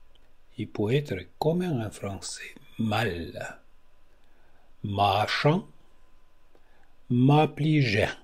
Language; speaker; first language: French; non-native, learner; Italian